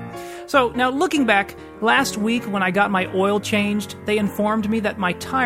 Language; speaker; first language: English; native; English